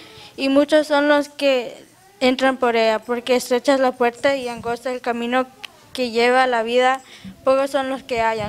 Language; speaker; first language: Spanish; early bilingual, other home language; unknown